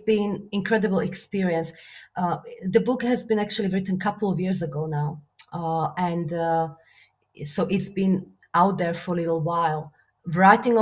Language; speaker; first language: English; non-native, fluent; Slovak